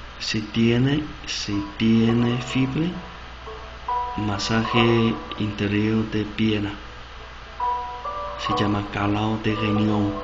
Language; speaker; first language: Spanish; non-native, learner; Chinese